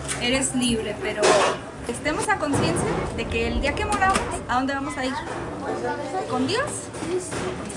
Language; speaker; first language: Spanish; native; Spanish